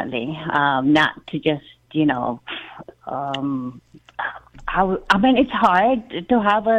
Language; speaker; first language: English; non-native, local second language; Filipino